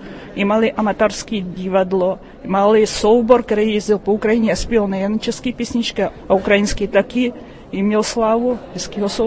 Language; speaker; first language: Czech; early bilingual, heritage; Czech